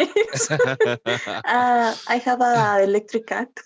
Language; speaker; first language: English; non-native, learner; Spanish